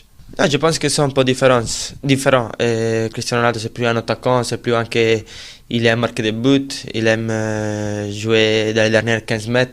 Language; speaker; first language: French; non-native, fluent; Italian